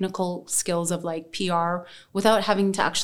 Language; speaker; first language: English; native; English